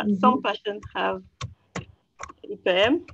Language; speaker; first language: English; non-native, learner; French